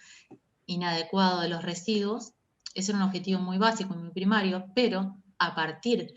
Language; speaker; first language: Spanish; native; Spanish